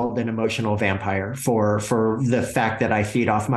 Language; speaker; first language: English; native; English